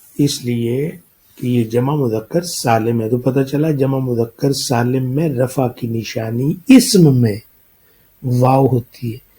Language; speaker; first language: Urdu; native; Urdu